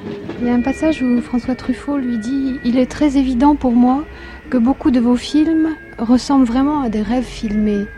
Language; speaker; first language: French; native; French